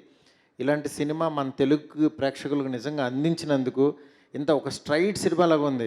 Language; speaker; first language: Telugu; native; Telugu